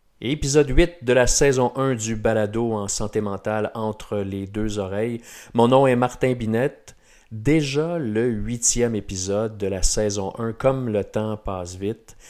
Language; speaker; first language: French; native; French